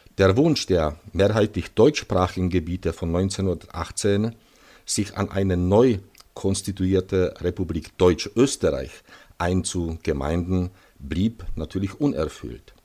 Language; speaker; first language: German; non-native, fluent; Czech